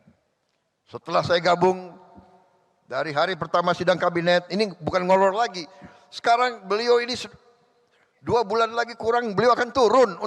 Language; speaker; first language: Indonesian; native; Indonesian